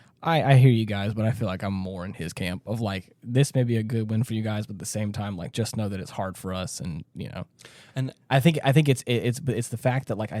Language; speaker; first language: English; native; English